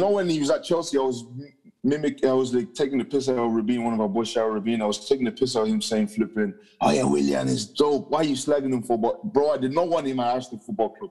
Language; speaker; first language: English; native; English